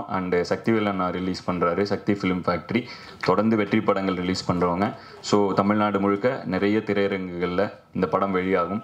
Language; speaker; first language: Tamil; native; Tamil